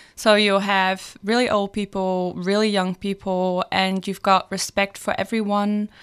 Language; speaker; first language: English; non-native, fluent; Dutch